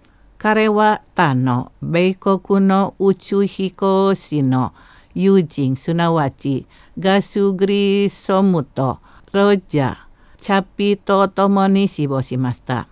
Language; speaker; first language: Japanese; non-native, learner; Indonesian